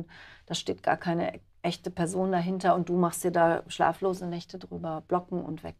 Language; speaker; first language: German; native; German